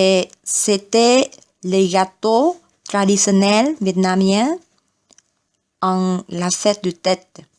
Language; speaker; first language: French; non-native, learner; Vietnamese